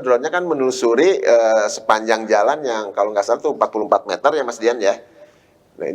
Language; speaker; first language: Indonesian; native; Indonesian